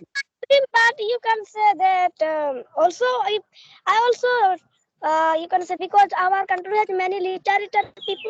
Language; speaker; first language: English; non-native, learner; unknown